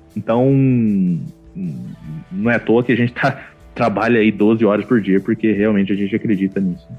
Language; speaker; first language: Portuguese; native; Portuguese